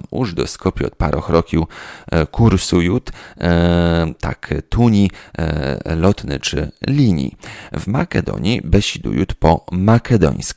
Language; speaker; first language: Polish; non-native, local second language; Rusyn